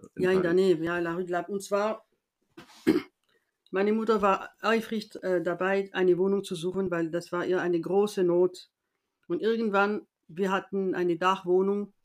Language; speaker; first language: German; non-native, fluent; French